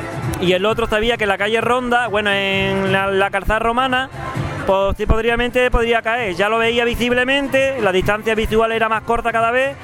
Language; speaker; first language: Spanish; native; Spanish